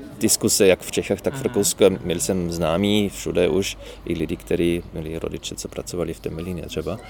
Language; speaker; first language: Czech; non-native, fluent; German